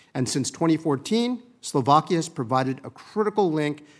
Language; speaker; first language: English; early bilingual, other home language; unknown